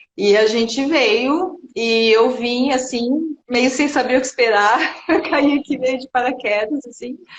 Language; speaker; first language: Portuguese; native; Portuguese